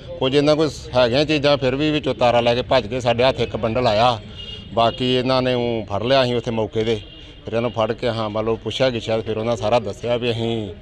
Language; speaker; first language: Punjabi; native; Punjabi